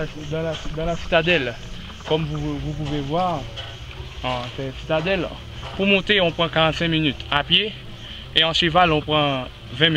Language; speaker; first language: French; non-native, local second language; Haitian Creole